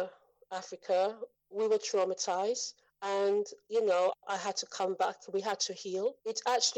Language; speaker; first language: English; native; English